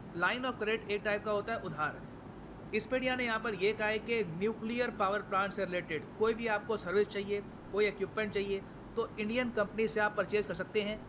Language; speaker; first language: Hindi; native; Hindi